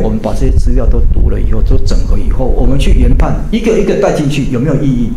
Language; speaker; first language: Chinese; native; Chinese